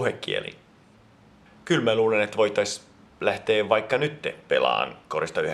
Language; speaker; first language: Finnish; non-native, fluent; Italian